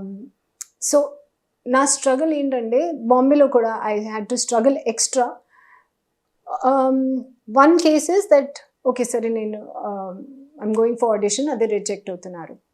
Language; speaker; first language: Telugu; non-native, local second language; Hindi